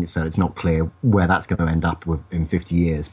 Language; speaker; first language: English; native; English